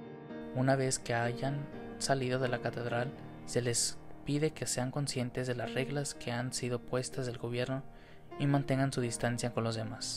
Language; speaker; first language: Spanish; native; Spanish